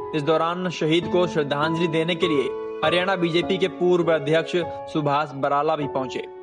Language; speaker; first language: Hindi; native; Hindi